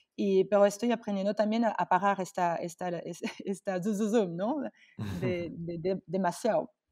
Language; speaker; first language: Spanish; non-native, fluent; French